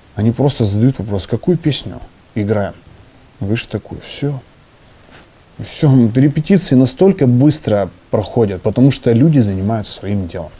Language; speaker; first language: Russian; native; Russian